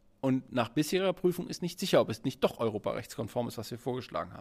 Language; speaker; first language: German; native; German